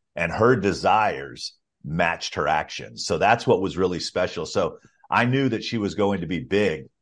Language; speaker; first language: English; native; English